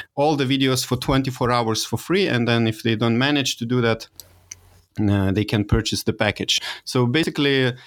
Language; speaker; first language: English; non-native, fluent; Lithuanian